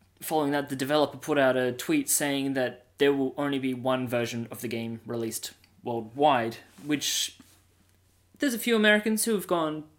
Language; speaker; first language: English; native; English